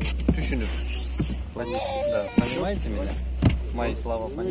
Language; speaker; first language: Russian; non-native, local second language; Kyrgyz